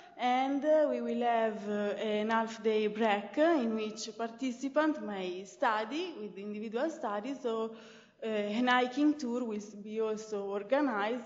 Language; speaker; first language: English; non-native, fluent; Italian